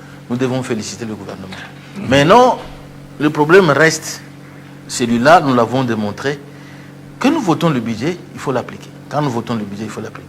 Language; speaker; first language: French; non-native, local second language; Luba-Lulua